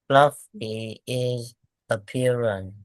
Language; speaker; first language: English; non-native, learner; Vietnamese